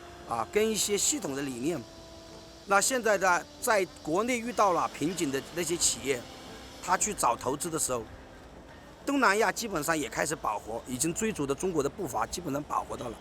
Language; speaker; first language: Chinese; native; Chinese